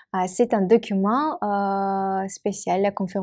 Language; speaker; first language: French; non-native, fluent; Russian